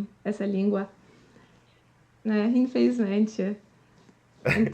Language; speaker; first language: Portuguese; non-native, fluent; Polish